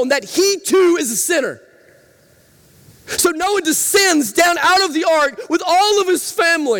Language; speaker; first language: English; native; English